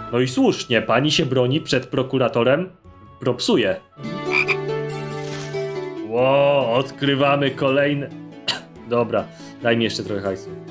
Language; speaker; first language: Polish; native; Polish